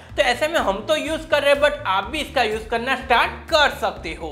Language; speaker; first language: Hindi; non-native, local second language; Gujarati